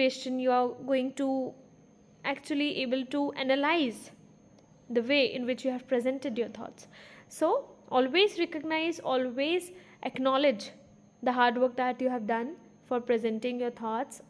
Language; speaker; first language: English; non-native, fluent; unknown